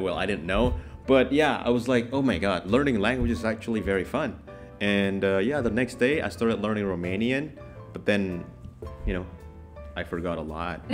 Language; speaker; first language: English; non-native, fluent; Indonesian